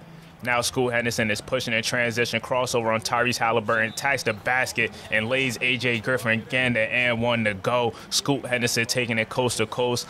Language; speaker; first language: English; native; English